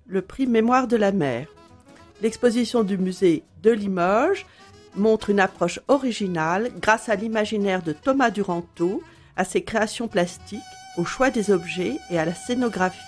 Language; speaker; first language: French; native; French